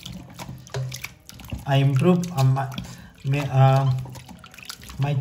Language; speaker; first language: Tamil; non-native, learner; Telugu